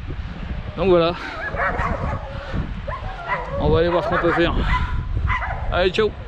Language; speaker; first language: French; native; French